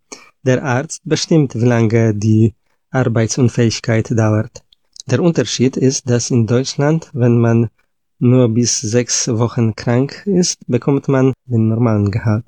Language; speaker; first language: German; non-native, learner; Polish